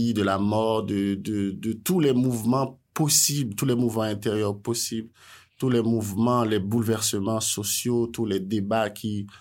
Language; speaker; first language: French; non-native, local second language; Haitian Creole